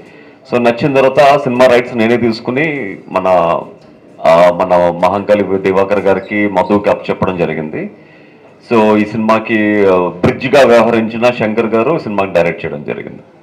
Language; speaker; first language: Telugu; native; Telugu